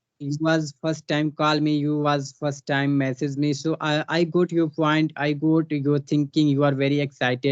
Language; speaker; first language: English; non-native, learner; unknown